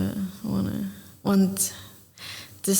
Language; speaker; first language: Dutch; non-native, learner; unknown